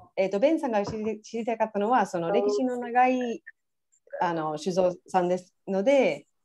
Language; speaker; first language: Japanese; non-native, fluent; English